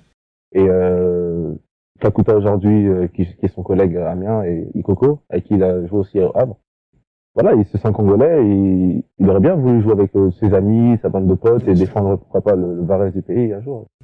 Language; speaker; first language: French; native; French